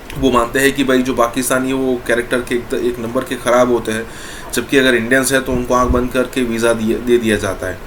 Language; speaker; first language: Hindi; native; Hindi